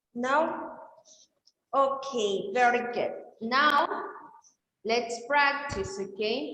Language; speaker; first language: English; non-native, fluent; Spanish